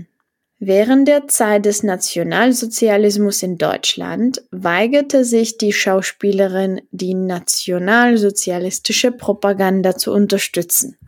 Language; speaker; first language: German; non-native, fluent; Czech